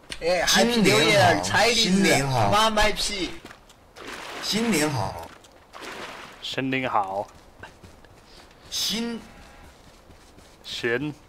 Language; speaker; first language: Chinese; non-native, learner; English